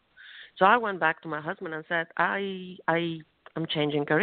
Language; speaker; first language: English; non-native, fluent; Greek